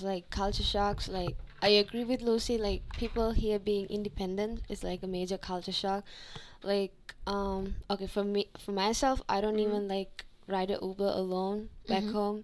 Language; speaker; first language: English; non-native, local second language; Sinhala